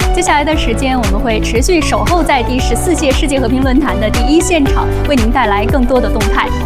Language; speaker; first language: Chinese; native; Chinese